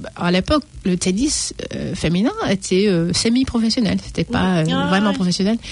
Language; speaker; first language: French; non-native, fluent; English